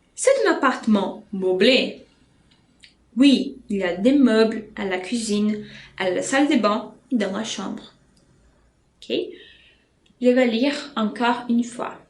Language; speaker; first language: French; non-native, fluent; Portuguese